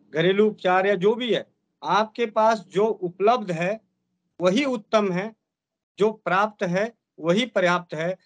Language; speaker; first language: Hindi; native; Hindi